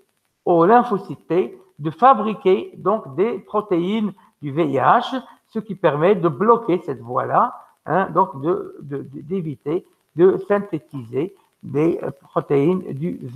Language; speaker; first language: French; non-native, local second language; Arabic